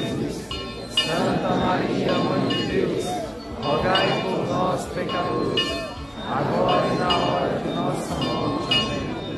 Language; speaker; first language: Portuguese; native; Portuguese